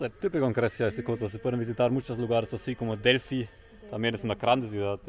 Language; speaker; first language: Spanish; non-native, fluent; German